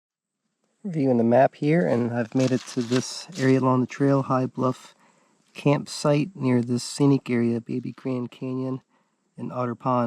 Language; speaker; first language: English; native; English